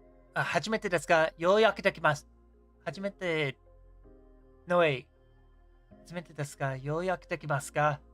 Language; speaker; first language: Japanese; non-native, learner; English